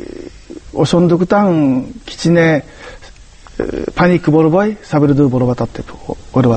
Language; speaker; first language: Kyrgyz; non-native, fluent; Japanese